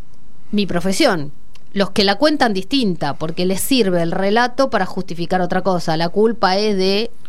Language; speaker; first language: Spanish; native; Spanish